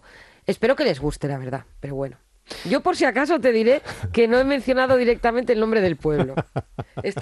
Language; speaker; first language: Spanish; native; Spanish